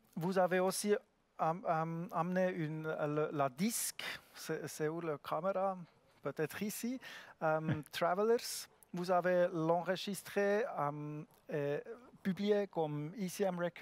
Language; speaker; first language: French; non-native, learner; German